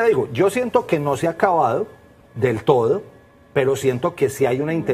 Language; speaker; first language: Spanish; native; Spanish